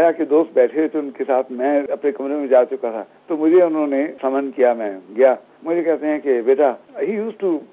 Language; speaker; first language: Urdu; non-native, local second language; Pashto